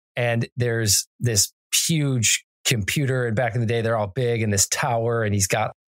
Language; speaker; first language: English; native; English